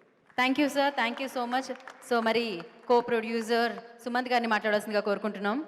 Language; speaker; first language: Telugu; native; Telugu